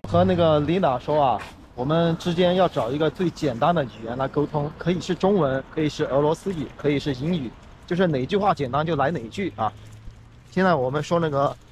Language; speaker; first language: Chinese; native; Chinese